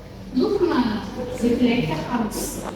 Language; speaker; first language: German; non-native, learner; Indonesian